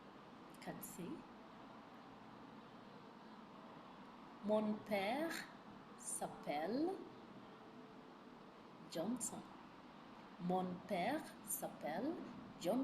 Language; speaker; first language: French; non-native, fluent; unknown